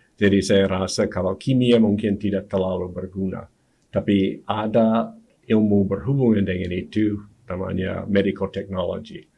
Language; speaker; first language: Indonesian; non-native, fluent; English